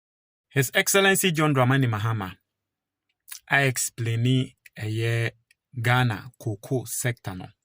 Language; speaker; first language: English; non-native, local second language; Akan